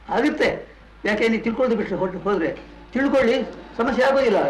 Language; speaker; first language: Kannada; non-native, local second language; Tamil